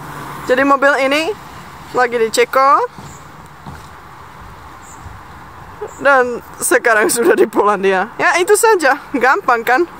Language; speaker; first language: Indonesian; non-native, fluent; Czech